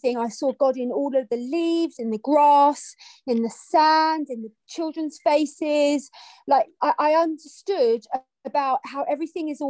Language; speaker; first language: English; native; English